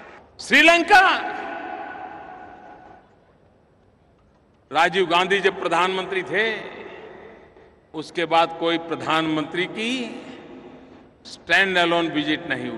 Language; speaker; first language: Hindi; non-native, local second language; Gujarati